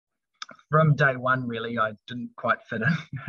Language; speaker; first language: English; native; English